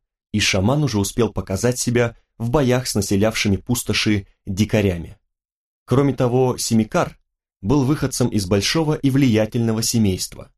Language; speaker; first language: Russian; native; Russian